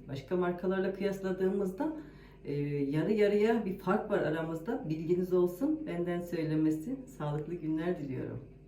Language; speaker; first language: Turkish; native; Turkish